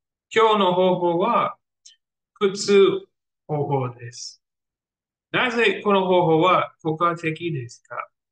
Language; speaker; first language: Japanese; non-native, learner; English